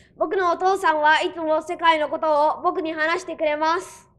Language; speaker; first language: Japanese; early bilingual, other home language; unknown